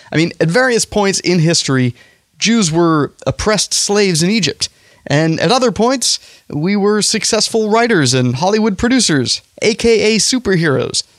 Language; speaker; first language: English; native; English